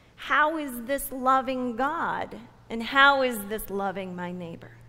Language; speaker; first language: English; native; English